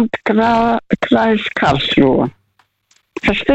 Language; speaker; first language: German; non-native, fluent; Russian